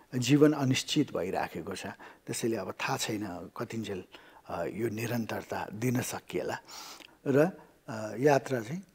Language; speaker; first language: Nepali; native; Nepali